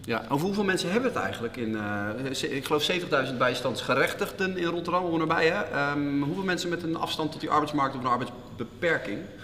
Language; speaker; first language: Dutch; native; Dutch